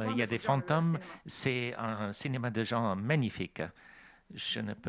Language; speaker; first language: French; non-native, fluent; Swedish